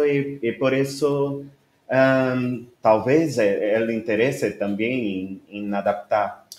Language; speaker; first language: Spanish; non-native, learner; Portuguese